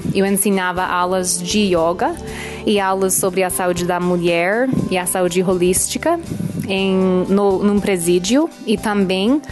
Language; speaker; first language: Portuguese; non-native, fluent; English